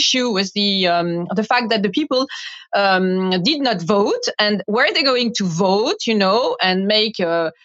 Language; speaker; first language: English; non-native, fluent; French